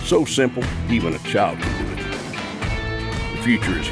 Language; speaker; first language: English; non-native, fluent; Ukrainian